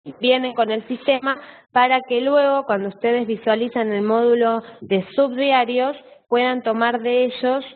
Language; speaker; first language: Spanish; native; Spanish